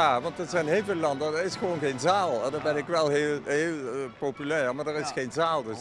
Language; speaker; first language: Dutch; native; Dutch